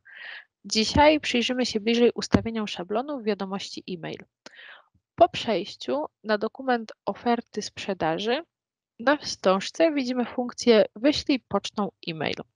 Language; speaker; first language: Polish; native; Polish